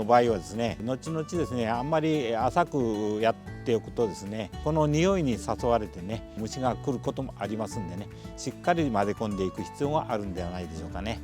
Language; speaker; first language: Japanese; native; Japanese